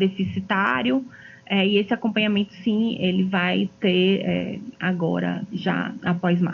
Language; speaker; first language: Portuguese; native; Portuguese